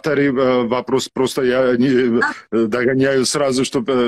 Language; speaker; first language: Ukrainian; non-native, learner; Georgian